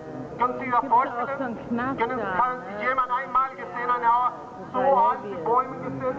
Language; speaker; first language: German; non-native, fluent; Spanish